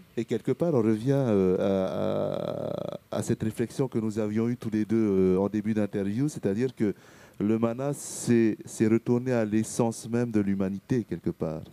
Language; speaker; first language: French; native; French